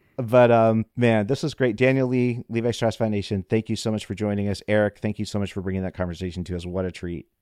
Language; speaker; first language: English; native; English